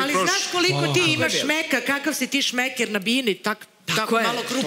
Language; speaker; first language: Serbian; native; Serbian